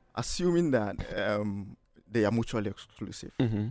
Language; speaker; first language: English; non-native, local second language; Akan